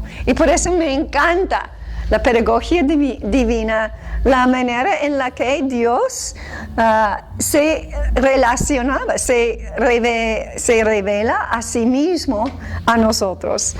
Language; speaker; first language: Spanish; non-native, fluent; English